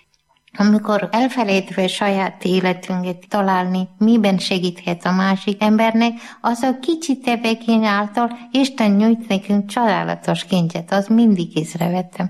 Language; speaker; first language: Hungarian; non-native, learner; Malayalam